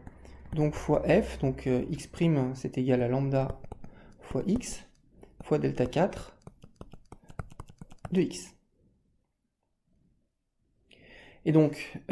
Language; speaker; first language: French; native; French